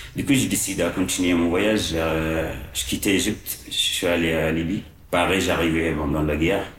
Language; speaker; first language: French; non-native, learner; Arabic